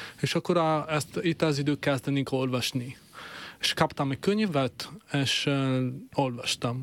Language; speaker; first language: Hungarian; non-native, fluent; Italian